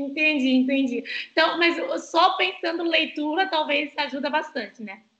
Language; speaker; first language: Portuguese; non-native, fluent; Chinese